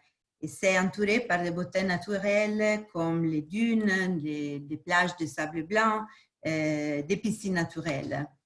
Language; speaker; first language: French; non-native, fluent; Portuguese